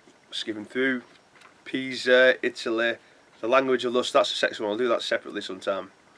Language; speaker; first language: English; native; English